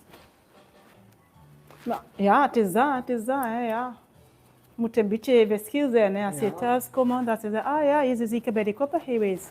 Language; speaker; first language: Dutch; non-native, learner; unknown